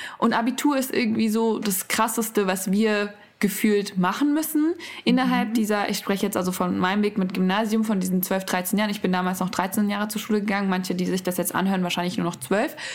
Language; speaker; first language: German; native; German